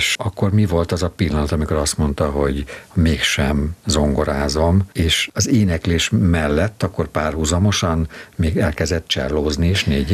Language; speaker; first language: Hungarian; native; Hungarian